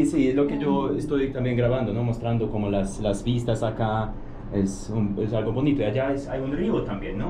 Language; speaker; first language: Spanish; non-native, fluent; Russian